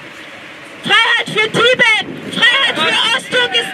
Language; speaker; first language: German; early bilingual, other home language; Tibetan